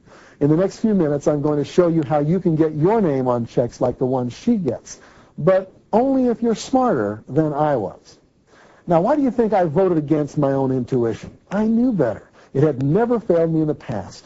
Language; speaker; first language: English; native; English